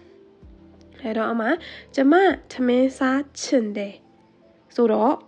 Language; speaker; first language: Burmese; native; Burmese